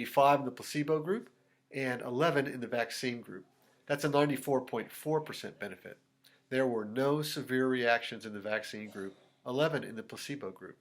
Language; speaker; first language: English; native; English